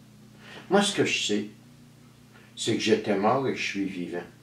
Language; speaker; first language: French; native; French